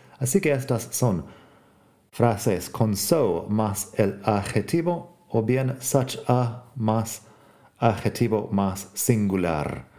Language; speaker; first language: Spanish; non-native, fluent; English